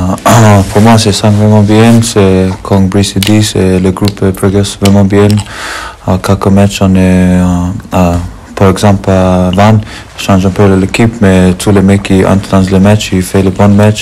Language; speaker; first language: French; non-native, learner; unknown